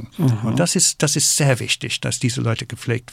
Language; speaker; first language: German; non-native, fluent; English